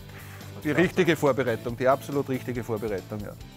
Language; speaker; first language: German; native; German